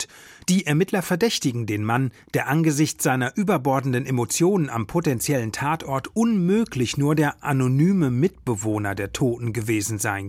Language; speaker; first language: German; native; German